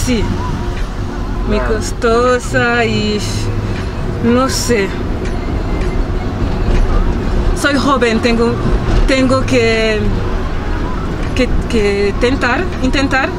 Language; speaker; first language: Spanish; non-native, learner; French